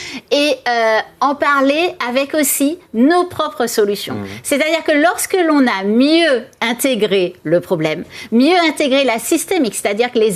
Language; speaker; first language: French; native; French